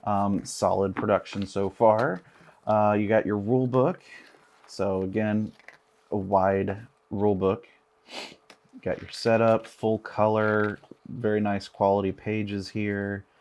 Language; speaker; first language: English; native; English